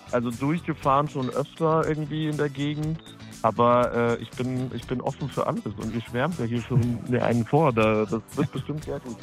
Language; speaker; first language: German; native; German